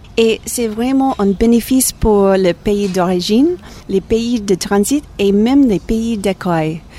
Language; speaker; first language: French; non-native, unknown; English